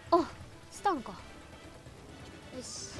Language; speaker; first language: Japanese; native; Japanese